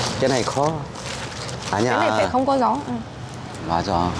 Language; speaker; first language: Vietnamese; non-native, learner; Korean